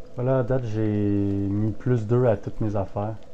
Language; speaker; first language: French; native; French